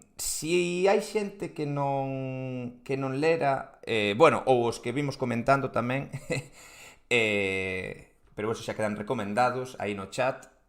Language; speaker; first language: Galician; native; Galician